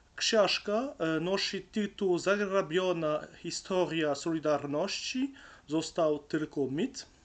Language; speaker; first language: Polish; non-native, learner; French